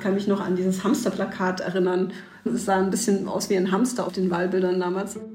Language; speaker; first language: German; native; German